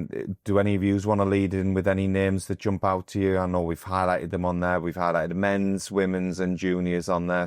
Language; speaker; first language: English; native; English